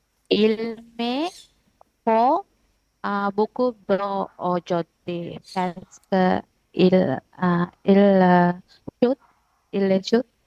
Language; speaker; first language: French; non-native, learner; Sinhala